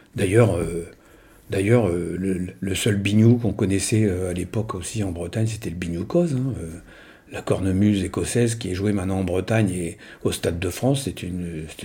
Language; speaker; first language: French; native; French